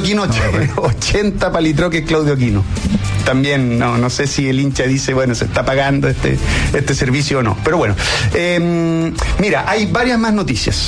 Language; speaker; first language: Spanish; native; Spanish